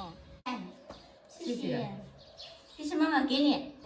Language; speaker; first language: Chinese; non-native, fluent; Lao